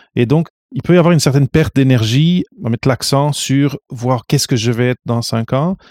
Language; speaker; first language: French; non-native, fluent; Portuguese